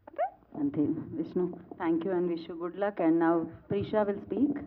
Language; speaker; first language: Telugu; native; Telugu